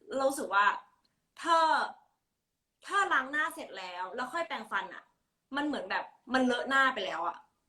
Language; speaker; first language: Thai; native; Thai